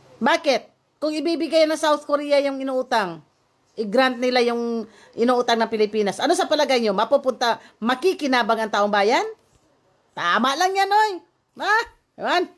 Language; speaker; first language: Filipino; native; Filipino